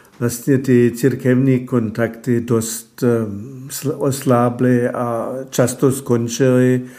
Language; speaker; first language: Czech; non-native, fluent; German